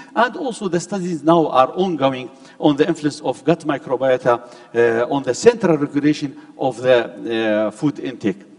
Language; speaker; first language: English; non-native, fluent; Arabic